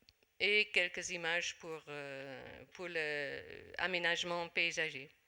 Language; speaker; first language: French; non-native, fluent; Dutch